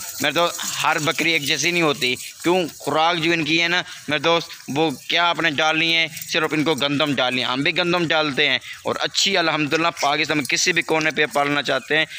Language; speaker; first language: Urdu; non-native, local second language; Saraiki